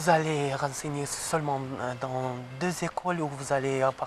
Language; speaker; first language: French; non-native, fluent; Azerbaijani